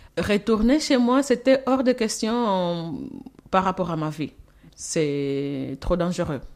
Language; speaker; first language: French; non-native, fluent; Portuguese